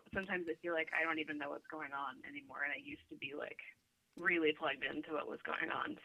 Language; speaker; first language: English; native; English